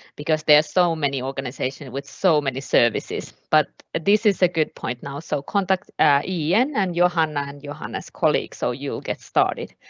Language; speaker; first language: English; non-native, fluent; Finnish